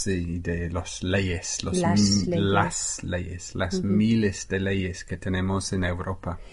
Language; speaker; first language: Spanish; non-native, fluent; English